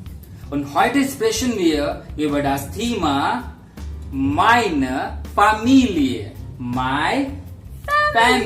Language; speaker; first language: German; non-native, fluent; Hindi